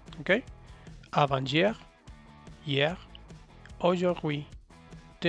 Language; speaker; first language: French; non-native, learner; Spanish